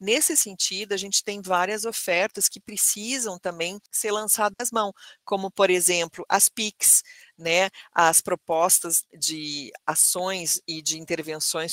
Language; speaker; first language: Portuguese; native; Portuguese